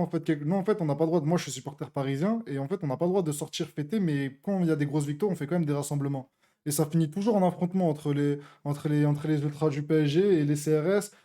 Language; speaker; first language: French; native; French